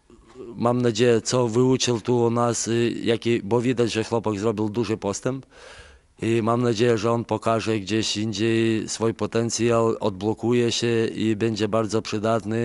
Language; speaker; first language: Polish; non-native, fluent; Lithuanian